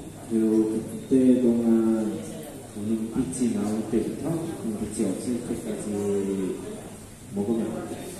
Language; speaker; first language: Korean; non-native, learner; Indonesian